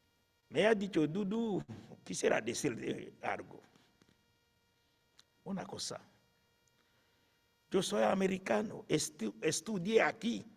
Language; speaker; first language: Spanish; non-native, fluent; Haitian Creole